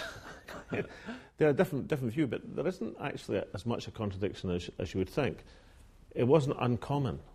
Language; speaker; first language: English; native; English